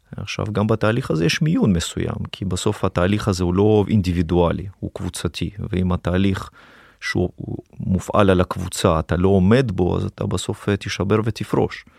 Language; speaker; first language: Hebrew; early bilingual, other home language; Russian